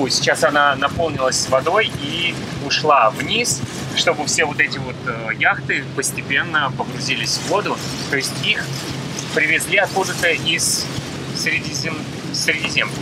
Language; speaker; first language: Russian; native; Russian